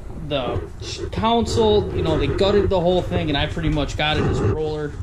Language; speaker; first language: English; native; English